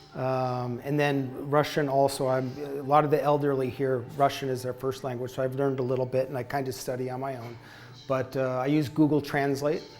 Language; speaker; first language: English; native; English